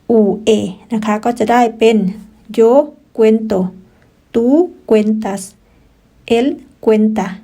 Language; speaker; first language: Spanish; non-native, fluent; Thai